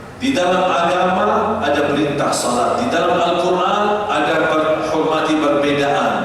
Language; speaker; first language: Indonesian; non-native, fluent; Arabic